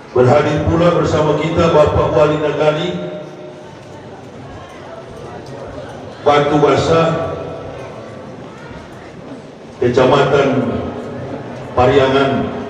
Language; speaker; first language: Indonesian; native; Indonesian